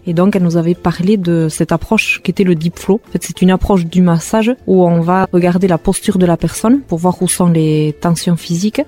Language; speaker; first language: French; non-native, local second language; Basque